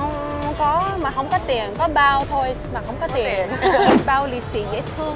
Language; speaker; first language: Vietnamese; early bilingual, heritage; Vietnamese